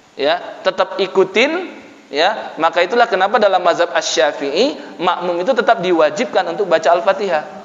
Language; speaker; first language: Indonesian; native; Indonesian